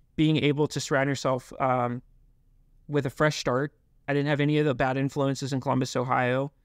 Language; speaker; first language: English; native; English